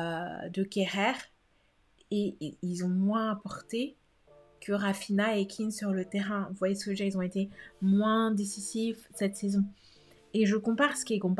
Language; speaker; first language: French; native; French